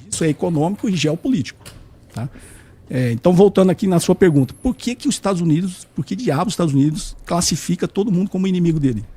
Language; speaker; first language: Portuguese; native; Portuguese